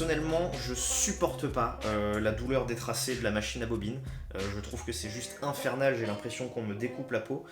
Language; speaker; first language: French; native; French